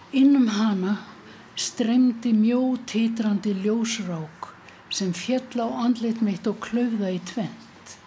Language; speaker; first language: Icelandic; native; Icelandic